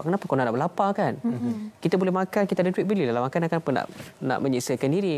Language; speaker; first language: Malay; native; Malay